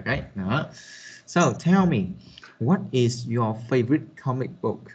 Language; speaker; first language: English; non-native, fluent; Vietnamese